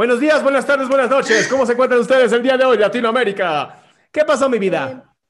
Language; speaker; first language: Spanish; native; Spanish